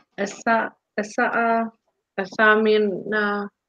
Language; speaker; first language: Arabic; non-native, learner; English